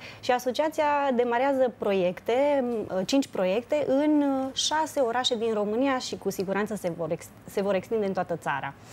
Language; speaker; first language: Romanian; native; Romanian